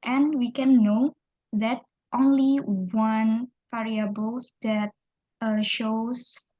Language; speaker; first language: English; non-native, learner; Indonesian